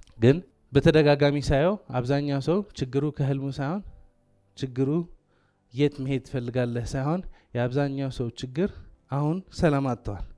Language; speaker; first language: Amharic; non-native, local second language; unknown